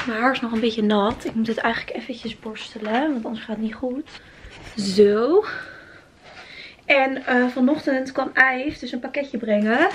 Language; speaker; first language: Dutch; native; Dutch